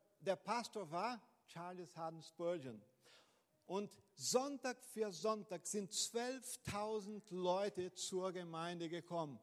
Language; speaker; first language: German; non-native, fluent; Portuguese